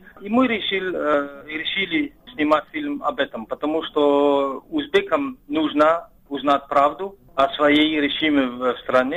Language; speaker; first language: Russian; non-native, fluent; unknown